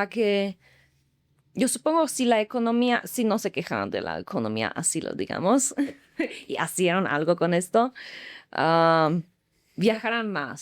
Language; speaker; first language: Spanish; non-native, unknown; Slovak